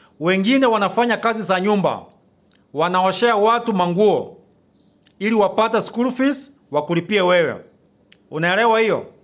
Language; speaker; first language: Swahili; non-native, local second language; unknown